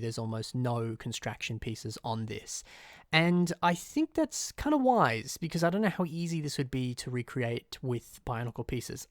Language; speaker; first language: English; native; English